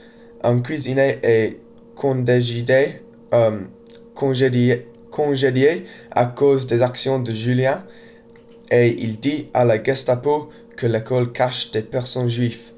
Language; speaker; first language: French; non-native, learner; English